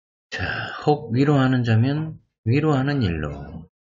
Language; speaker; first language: Korean; native; Korean